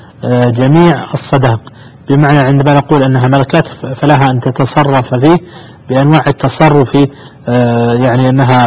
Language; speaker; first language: Arabic; native; Arabic